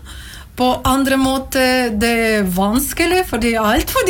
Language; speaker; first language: Norwegian; non-native, learner; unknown